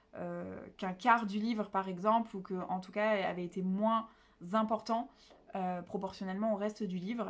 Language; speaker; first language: French; native; French